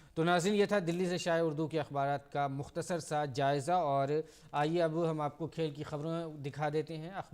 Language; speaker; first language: Urdu; native; Urdu